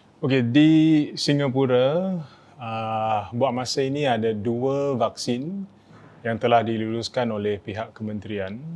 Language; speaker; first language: Malay; native; Malay